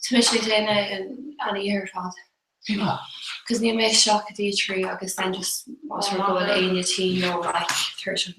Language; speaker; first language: Irish; non-native, local second language; English